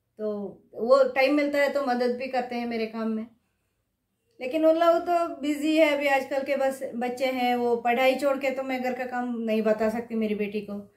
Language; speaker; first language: Hindi; non-native, local second language; Kannada